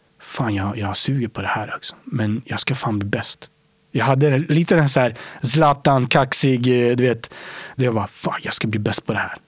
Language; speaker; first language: Swedish; early bilingual, other home language; Romany